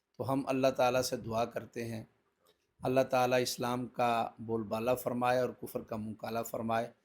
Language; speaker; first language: Urdu; non-native, local second language; Punjabi